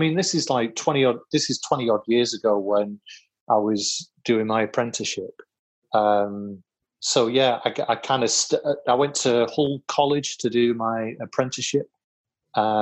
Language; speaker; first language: English; native; English